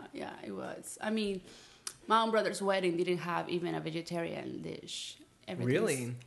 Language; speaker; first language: English; non-native, fluent; Spanish